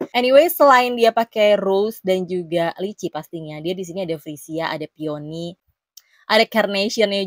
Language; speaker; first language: Indonesian; native; Indonesian